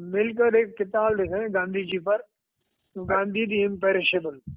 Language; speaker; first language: Hindi; native; Hindi